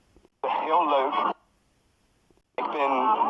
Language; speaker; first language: Dutch; non-native, learner; Portuguese